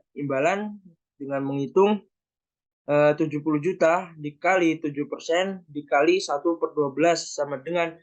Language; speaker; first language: Indonesian; native; Indonesian